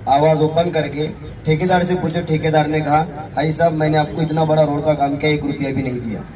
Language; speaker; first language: Hindi; native; Hindi